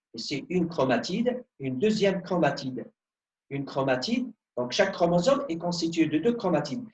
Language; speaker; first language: French; non-native, local second language; Arabic